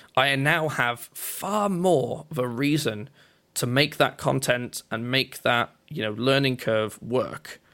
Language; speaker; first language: English; native; English